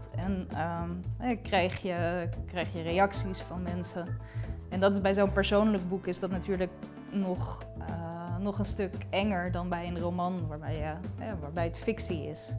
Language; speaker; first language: Dutch; native; Dutch